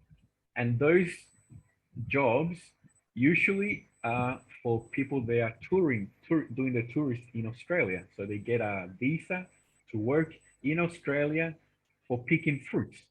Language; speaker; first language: English; non-native, learner; Spanish